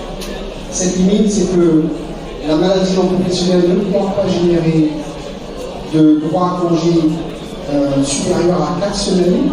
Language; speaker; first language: French; native; French